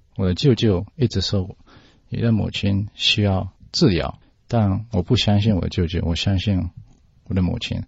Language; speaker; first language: Chinese; early bilingual, heritage; Chinese